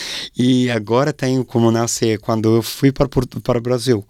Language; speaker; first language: Portuguese; non-native, fluent; English